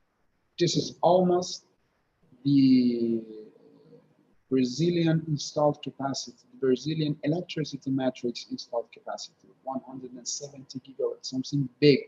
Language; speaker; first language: English; non-native, fluent; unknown